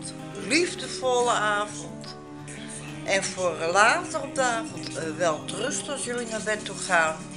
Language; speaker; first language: Dutch; native; Dutch